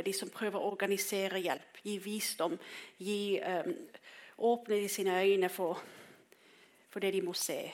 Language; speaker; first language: Norwegian; non-native, fluent; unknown